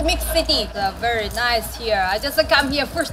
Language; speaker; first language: English; non-native, learner; Chinese